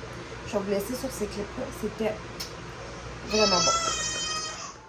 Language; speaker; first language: French; native; French